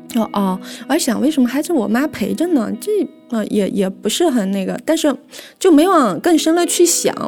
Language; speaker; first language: Chinese; native; Chinese